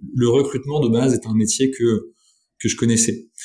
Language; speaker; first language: French; native; French